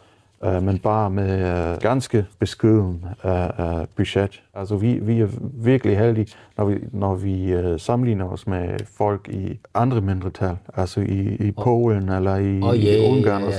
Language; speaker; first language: Danish; non-native, fluent; German